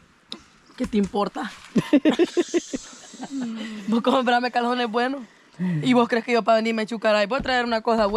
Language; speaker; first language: Spanish; native; Spanish